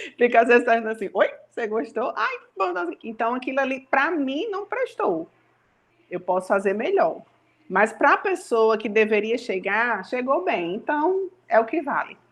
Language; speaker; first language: Portuguese; native; Portuguese